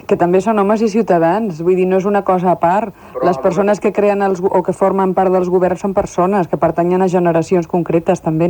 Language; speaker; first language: Catalan; native; Catalan